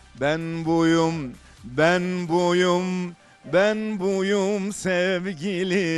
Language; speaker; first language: Turkish; native; Turkish